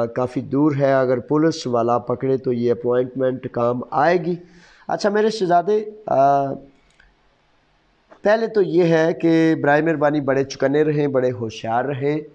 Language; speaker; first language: Urdu; non-native, local second language; Punjabi